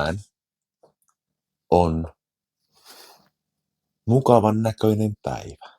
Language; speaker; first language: Finnish; native; Finnish